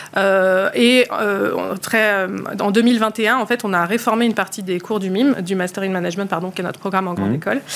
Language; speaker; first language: French; native; French